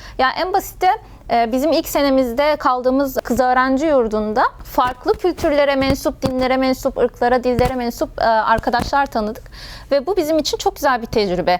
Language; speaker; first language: Turkish; non-native, fluent; Arabic